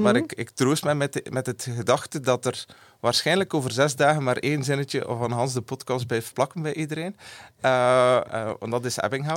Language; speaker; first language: Dutch; native; Dutch